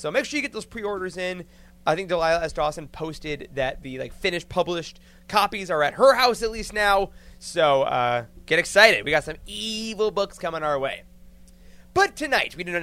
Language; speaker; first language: English; native; English